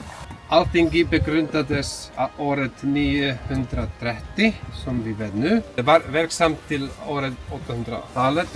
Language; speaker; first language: Swedish; non-native, fluent; Icelandic